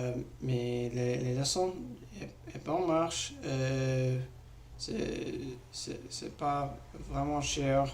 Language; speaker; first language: French; non-native, learner; English